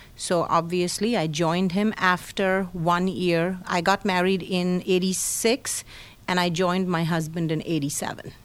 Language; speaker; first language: English; non-native, local second language; Hindi